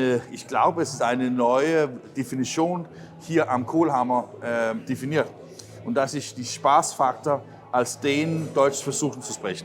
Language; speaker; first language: German; non-native, learner; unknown